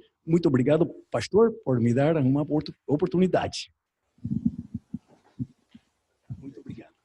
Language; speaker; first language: Portuguese; non-native, learner; English